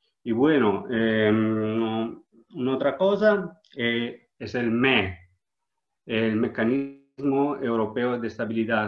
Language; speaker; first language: Spanish; non-native, learner; Italian